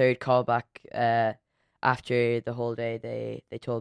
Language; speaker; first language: English; native; English